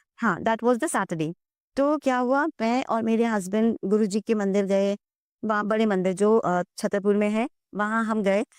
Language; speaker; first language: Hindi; non-native, local second language; Bangla